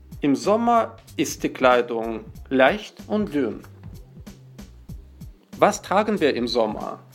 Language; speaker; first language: German; non-native, fluent; Russian